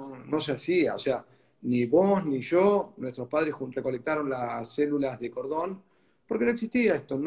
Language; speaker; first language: Spanish; native; Spanish